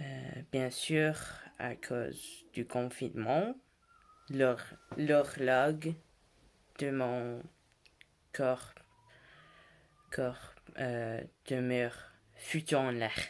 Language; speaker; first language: French; non-native, learner; English